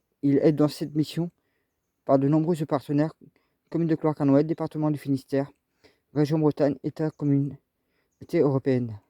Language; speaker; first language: French; native; French